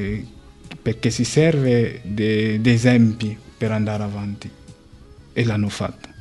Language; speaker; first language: Italian; non-native, fluent; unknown